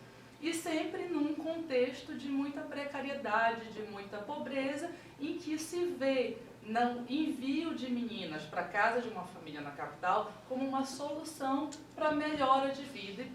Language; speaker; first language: Portuguese; native; Portuguese